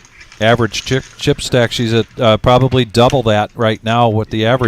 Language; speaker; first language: English; native; English